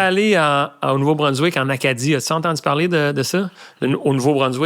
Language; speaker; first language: French; native; French